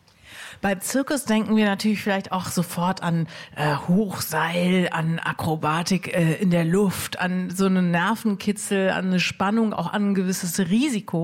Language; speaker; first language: German; native; German